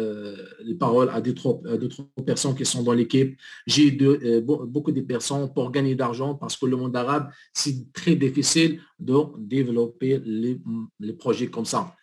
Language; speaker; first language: French; non-native, learner; Arabic